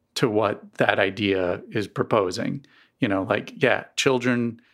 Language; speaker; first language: English; native; English